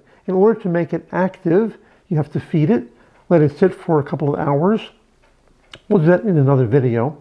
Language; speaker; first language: English; native; English